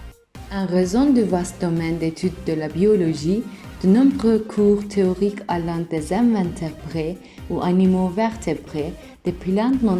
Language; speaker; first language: French; non-native, learner; Turkish